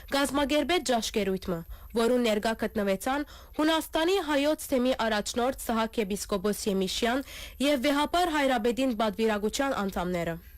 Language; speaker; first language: Armenian; early bilingual, heritage; Armenian